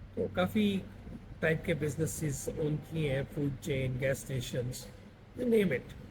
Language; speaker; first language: Hindi; non-native, local second language; Punjabi